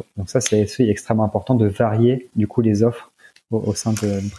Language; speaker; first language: French; native; French